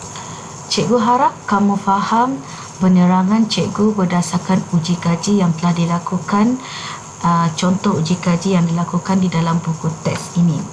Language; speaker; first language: Malay; native; Malay